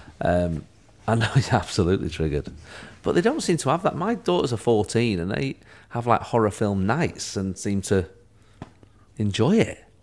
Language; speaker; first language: English; native; English